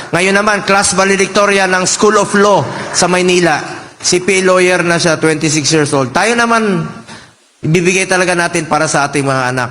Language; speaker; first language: Filipino; non-native, local second language; Cebuano